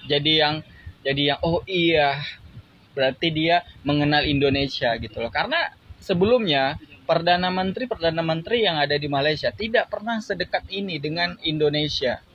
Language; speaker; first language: Indonesian; native; Indonesian